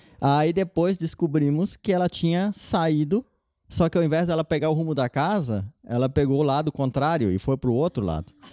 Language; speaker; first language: Portuguese; non-native, local second language; German